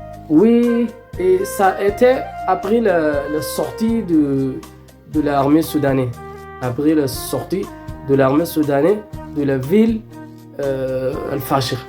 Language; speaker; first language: French; non-native, learner; Arabic